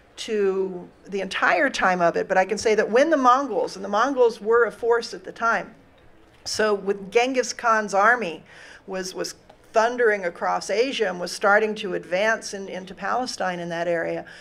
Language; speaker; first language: English; native; English